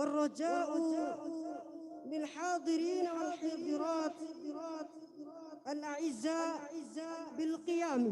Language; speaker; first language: Arabic; non-native, fluent; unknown